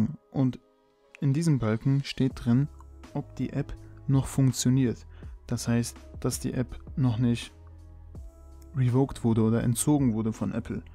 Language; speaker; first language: German; native; German